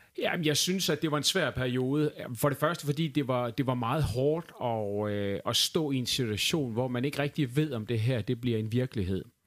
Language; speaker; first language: Danish; native; Danish